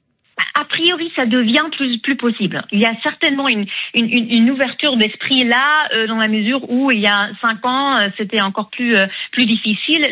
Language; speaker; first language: French; non-native, fluent; German